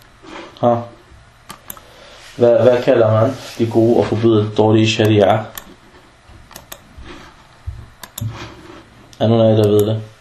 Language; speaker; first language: Danish; non-native, fluent; Arabic